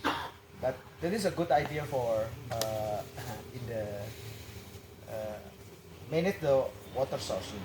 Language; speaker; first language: English; non-native, learner; Indonesian